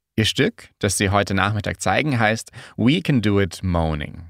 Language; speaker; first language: German; native; German